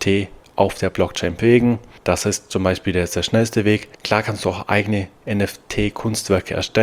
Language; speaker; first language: German; native; German